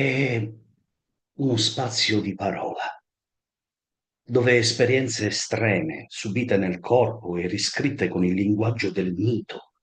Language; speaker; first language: Italian; native; Italian